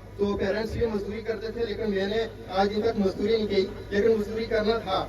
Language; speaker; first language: Hindi; non-native, local second language; Punjabi